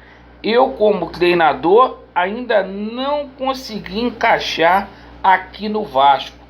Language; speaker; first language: Portuguese; native; Portuguese